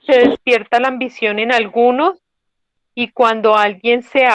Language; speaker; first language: Spanish; native; Spanish